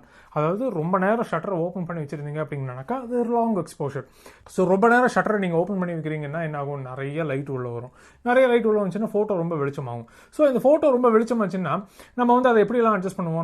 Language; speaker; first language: Tamil; native; Tamil